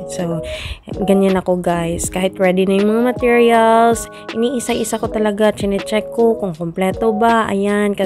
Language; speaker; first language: Filipino; non-native, local second language; Cebuano